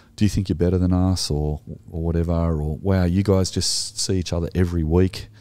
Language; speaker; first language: English; native; English